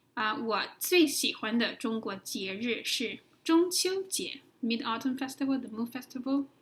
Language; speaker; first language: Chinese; non-native, fluent; English